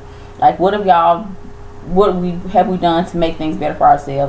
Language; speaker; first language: English; native; English